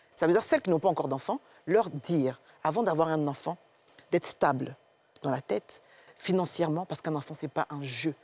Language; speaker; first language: French; native; French